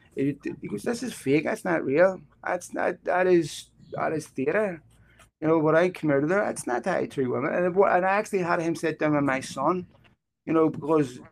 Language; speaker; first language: English; native; English